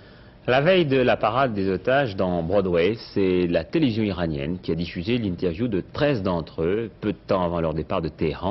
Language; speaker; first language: French; native; French